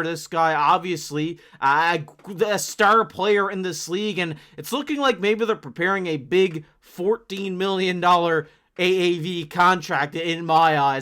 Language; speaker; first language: English; native; English